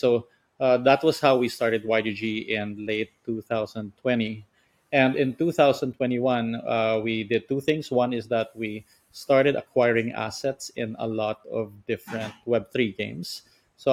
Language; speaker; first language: English; non-native, local second language; Filipino